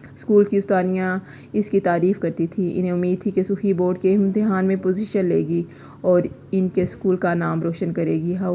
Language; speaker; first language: Urdu; native; Urdu